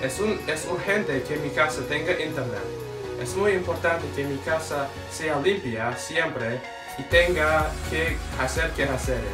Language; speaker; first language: Spanish; non-native, learner; English